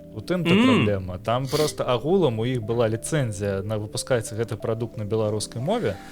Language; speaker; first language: Belarusian; non-native, local second language; Russian